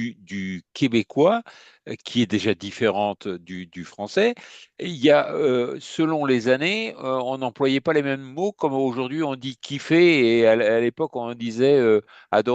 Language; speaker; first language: French; native; French